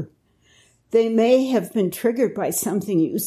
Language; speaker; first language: English; native; English